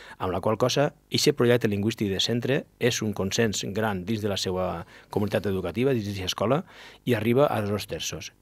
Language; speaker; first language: Catalan; native; Catalan